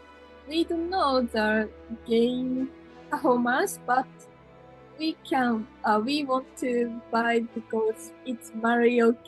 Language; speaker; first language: English; non-native, learner; Japanese